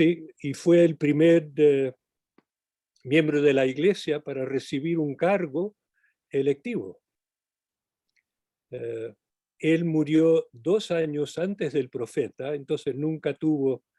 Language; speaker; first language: Spanish; non-native, fluent; English